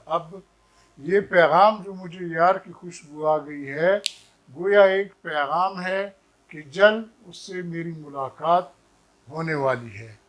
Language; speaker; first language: Urdu; non-native, local second language; Pashto